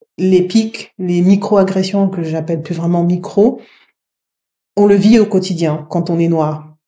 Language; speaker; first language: French; native; French